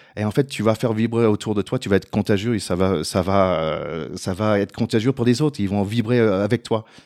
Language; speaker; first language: French; non-native, fluent; English